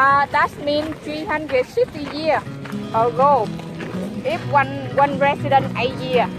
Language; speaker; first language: English; non-native, learner; Vietnamese